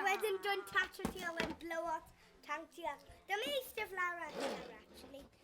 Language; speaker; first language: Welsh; non-native, local second language; English